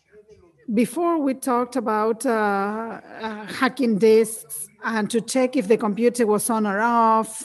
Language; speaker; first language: English; non-native, fluent; Spanish